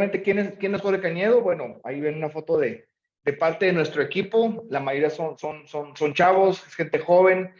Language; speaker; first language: Spanish; native; Spanish